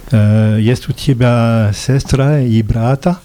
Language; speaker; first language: Russian; non-native, learner; French